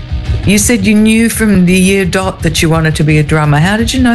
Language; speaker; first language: English; native; English